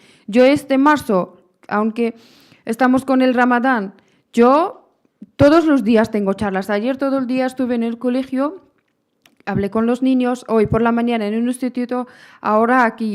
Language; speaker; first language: Spanish; non-native, fluent; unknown